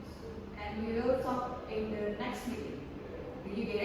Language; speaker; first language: English; non-native, learner; Indonesian